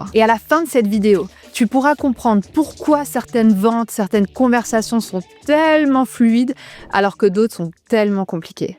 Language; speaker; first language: French; native; French